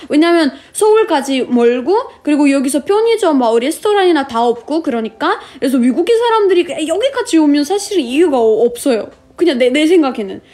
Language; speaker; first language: Korean; non-native, fluent; Russian